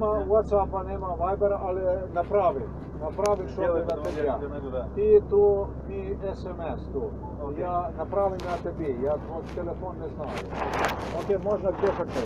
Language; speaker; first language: Russian; non-native, learner; Polish